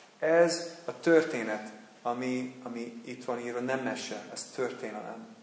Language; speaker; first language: Hungarian; non-native, fluent; English